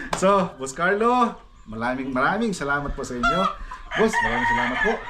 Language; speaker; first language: Filipino; non-native, local second language; Cebuano